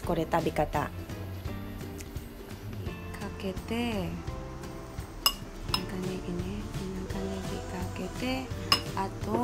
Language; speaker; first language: Japanese; non-native, fluent; Filipino